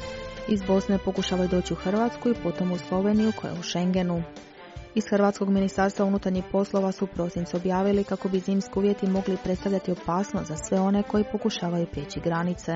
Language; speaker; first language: Croatian; native; Croatian